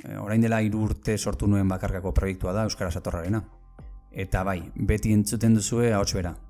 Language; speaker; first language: Basque; native; Basque